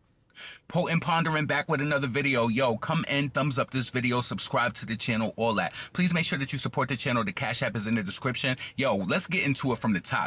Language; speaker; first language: English; native; English